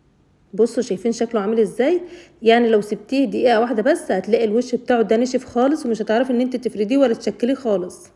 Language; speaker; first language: Arabic; native; Arabic